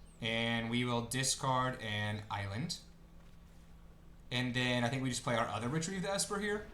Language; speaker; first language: English; native; English